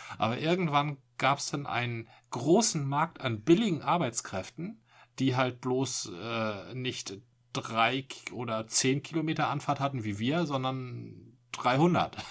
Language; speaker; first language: German; native; German